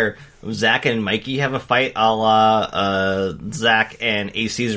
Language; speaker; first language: English; native; English